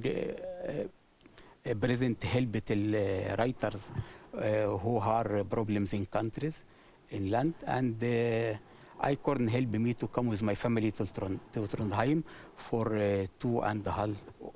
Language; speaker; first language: English; non-native, learner; Arabic